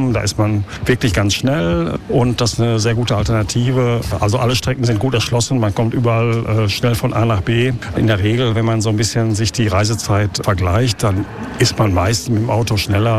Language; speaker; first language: German; native; German